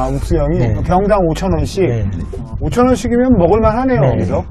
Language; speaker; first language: Korean; native; Korean